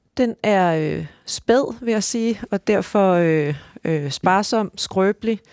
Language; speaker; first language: Danish; native; Danish